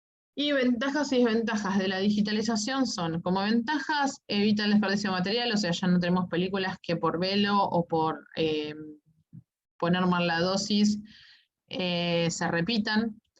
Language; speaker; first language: Spanish; native; Spanish